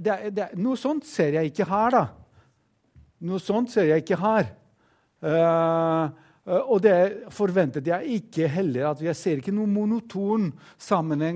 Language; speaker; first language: Norwegian; non-native, fluent; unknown